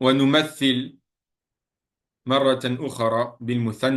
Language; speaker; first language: Arabic; non-native, fluent; French